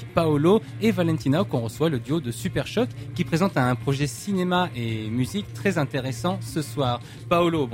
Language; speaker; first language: French; native; French